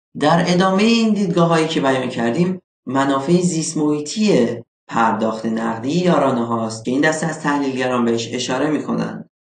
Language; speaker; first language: Persian; native; Persian